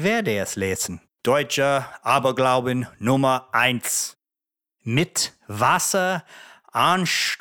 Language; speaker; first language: German; non-native, learner; English